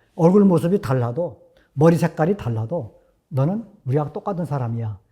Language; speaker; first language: Korean; native; Korean